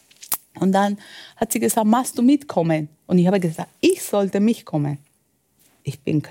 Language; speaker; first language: German; non-native, fluent; Spanish